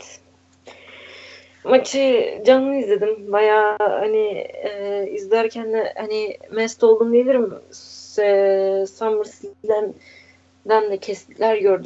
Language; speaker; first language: Turkish; native; Turkish